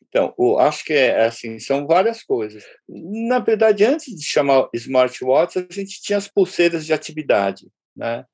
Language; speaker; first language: Portuguese; early bilingual, other home language; Japanese